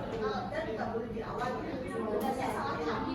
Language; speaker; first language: Indonesian; native; Indonesian